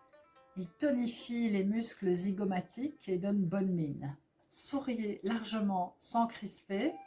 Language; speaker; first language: French; native; French